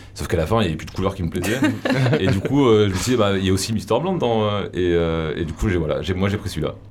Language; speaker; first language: French; native; French